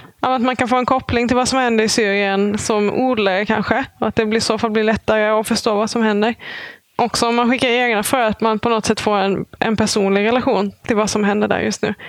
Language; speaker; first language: Swedish; native; Swedish